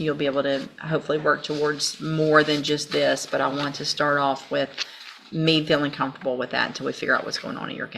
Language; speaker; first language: English; native; English